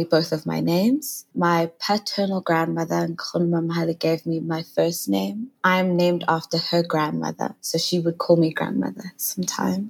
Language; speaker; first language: English; non-native, local second language; Southern Sotho